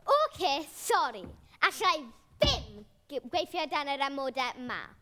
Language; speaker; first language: Welsh; native; Welsh